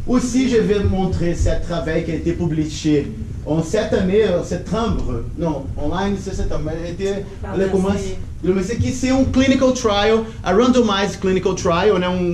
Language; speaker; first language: French; non-native, learner; Portuguese